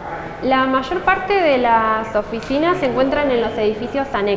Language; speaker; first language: Spanish; native; Spanish